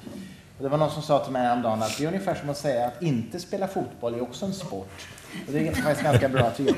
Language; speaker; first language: Swedish; native; Swedish